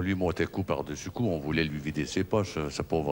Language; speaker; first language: French; native; French